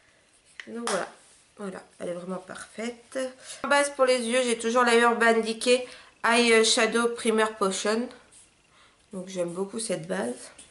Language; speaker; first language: French; native; French